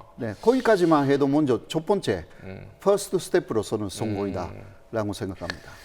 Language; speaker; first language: Korean; non-native, fluent; Japanese